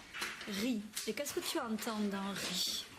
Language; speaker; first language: French; native; French